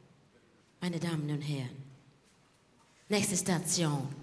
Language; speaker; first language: German; non-native, learner; English